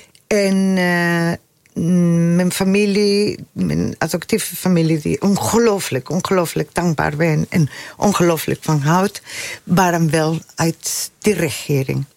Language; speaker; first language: Dutch; non-native, fluent; Spanish